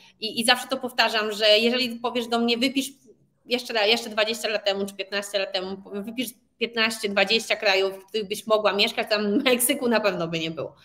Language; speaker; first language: Polish; native; Polish